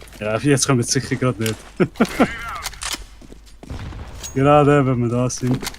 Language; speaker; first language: German; native; German